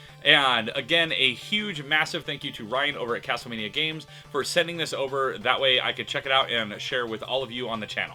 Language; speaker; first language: English; native; English